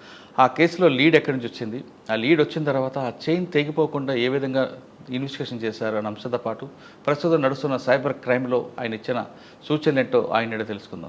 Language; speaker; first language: Telugu; native; Telugu